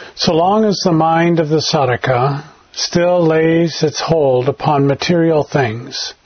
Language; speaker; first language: English; native; English